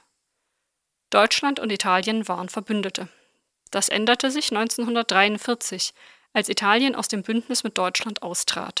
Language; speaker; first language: German; native; German